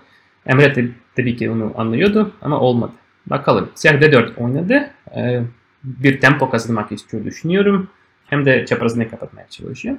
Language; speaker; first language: Turkish; non-native, fluent; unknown